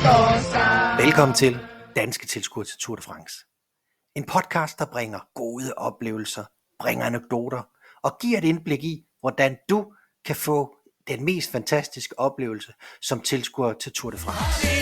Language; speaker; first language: Danish; native; Danish